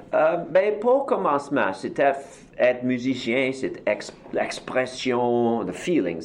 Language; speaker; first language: French; native; French